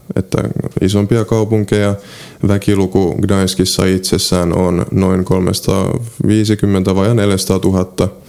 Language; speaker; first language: Finnish; early bilingual, other home language; Polish